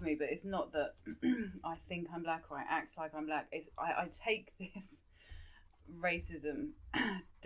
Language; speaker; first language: English; native; English